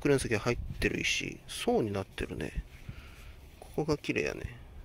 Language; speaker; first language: Japanese; native; Japanese